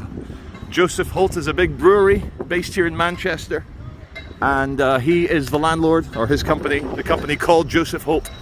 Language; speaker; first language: English; native; English